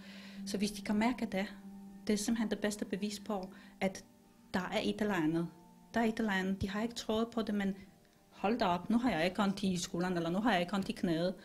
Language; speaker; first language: Danish; non-native, fluent; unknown